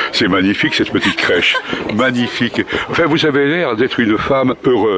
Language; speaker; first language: French; native; French